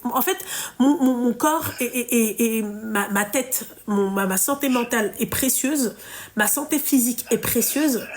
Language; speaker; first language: French; native; French